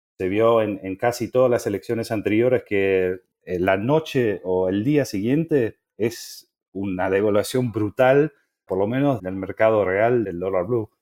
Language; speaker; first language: Spanish; non-native, fluent; Dutch